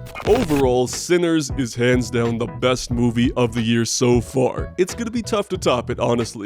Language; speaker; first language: English; native; English